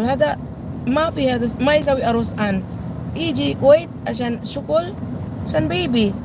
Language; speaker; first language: Arabic; non-native, learner; Hiligaynon